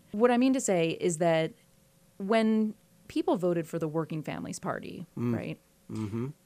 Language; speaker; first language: English; native; English